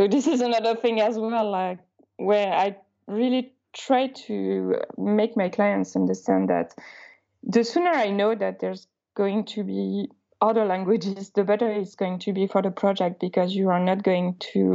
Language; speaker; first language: English; non-native, fluent; Swiss German